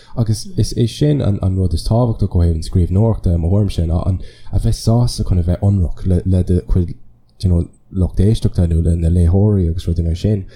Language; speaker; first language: Irish; non-native, local second language; English